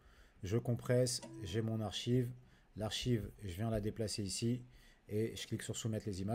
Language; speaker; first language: French; native; French